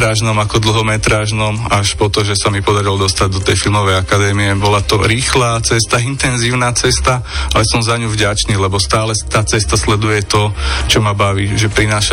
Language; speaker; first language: Slovak; native; Slovak